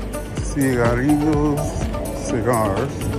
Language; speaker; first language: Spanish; non-native, learner; English